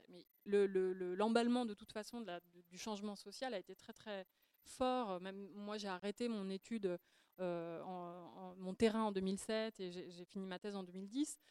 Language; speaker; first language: French; native; French